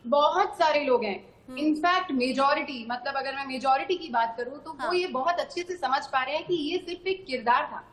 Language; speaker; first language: Hindi; native; Hindi